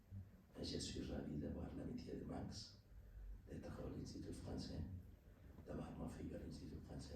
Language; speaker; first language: French; non-native, learner; Spanish